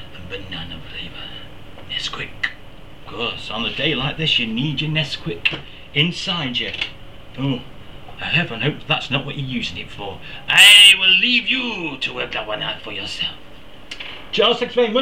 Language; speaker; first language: English; native; English